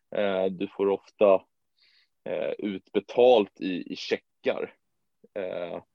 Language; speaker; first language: Swedish; native; Swedish